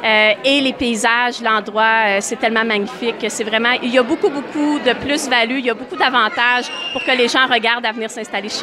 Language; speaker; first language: French; native; French